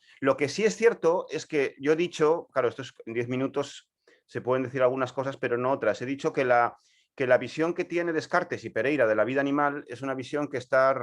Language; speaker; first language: Spanish; native; Spanish